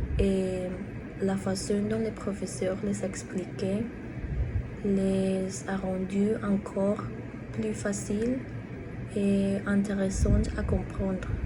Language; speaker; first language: French; non-native, learner; Spanish